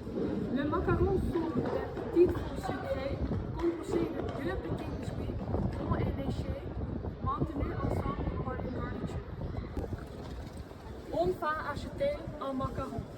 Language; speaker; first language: French; non-native, learner; Dutch